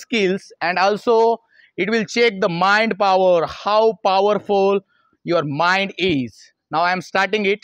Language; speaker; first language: English; non-native, local second language; Marathi